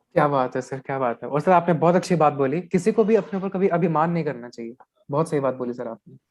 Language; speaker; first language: Hindi; native; Hindi